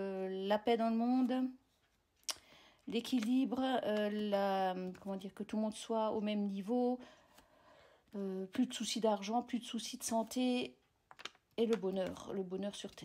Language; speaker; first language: French; native; French